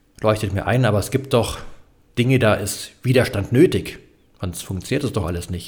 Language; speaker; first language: German; native; German